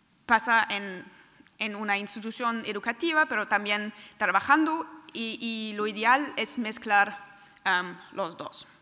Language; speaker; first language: Spanish; non-native, fluent; German